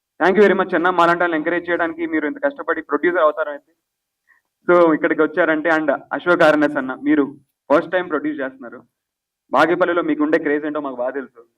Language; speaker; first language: Telugu; native; Telugu